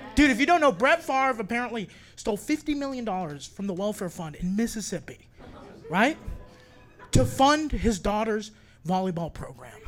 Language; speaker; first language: English; native; English